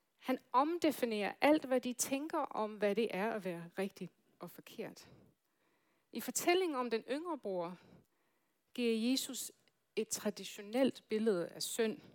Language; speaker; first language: Danish; native; Danish